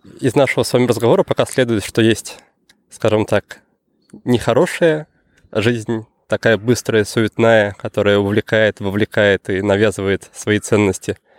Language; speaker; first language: Russian; native; Russian